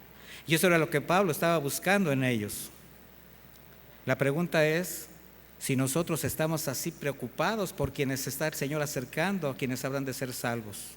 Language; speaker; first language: Spanish; native; Spanish